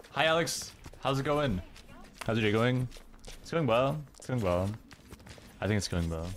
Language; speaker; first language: English; native; English